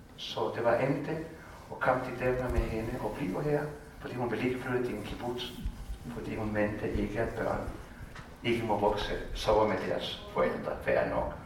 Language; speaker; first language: Danish; non-native, fluent; Spanish